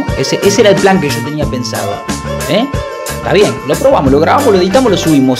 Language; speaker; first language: Spanish; native; Spanish